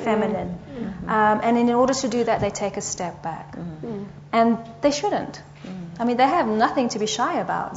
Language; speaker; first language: English; native; English